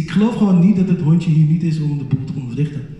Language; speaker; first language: Dutch; native; Dutch